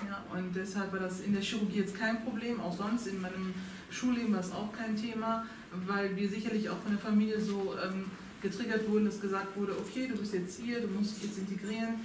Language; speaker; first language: German; early bilingual, other home language; Turkish